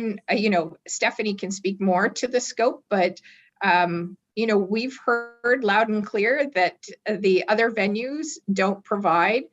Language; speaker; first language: English; native; English